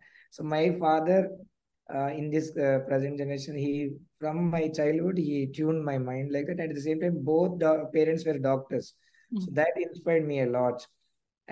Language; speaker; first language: English; non-native, local second language; Telugu